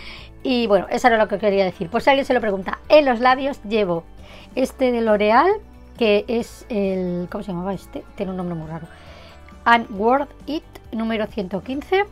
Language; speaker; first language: Spanish; native; Spanish